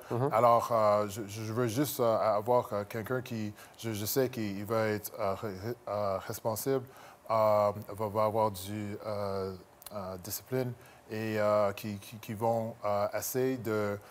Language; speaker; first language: French; non-native, local second language; English